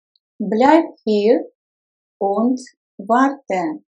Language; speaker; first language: German; non-native, fluent; Russian